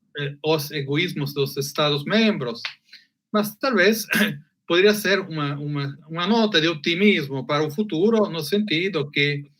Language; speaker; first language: Spanish; non-native, local second language; Portuguese